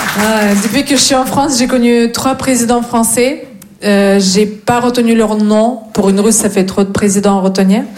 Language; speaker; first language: French; non-native, fluent; Russian